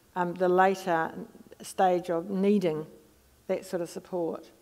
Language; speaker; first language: English; native; English